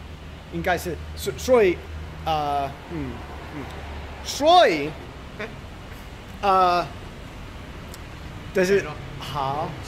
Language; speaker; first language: Chinese; non-native, learner; English